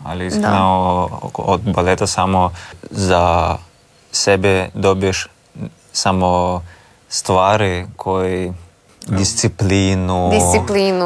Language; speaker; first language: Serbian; non-native, learner; Russian